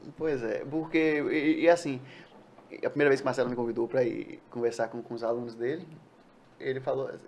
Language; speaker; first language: Portuguese; native; Portuguese